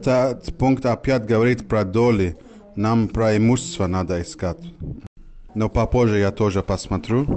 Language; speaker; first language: Russian; non-native, learner; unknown